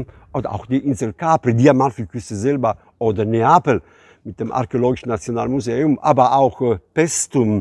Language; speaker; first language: German; non-native, fluent; Italian